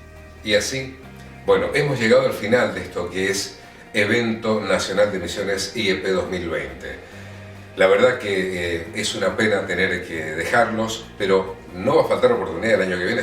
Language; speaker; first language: Spanish; native; Spanish